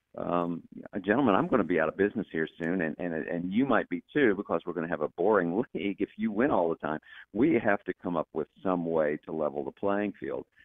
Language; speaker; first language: English; native; English